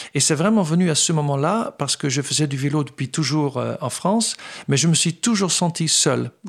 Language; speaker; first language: French; non-native, fluent; Dutch